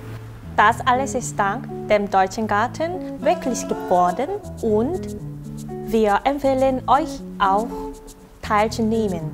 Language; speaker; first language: German; non-native, learner; Korean